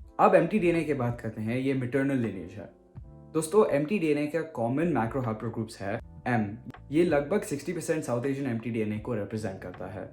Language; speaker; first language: Hindi; early bilingual, heritage; Hindi